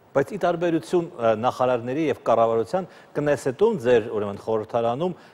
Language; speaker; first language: Armenian; native; Armenian